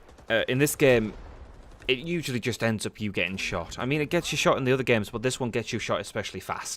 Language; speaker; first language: English; native; English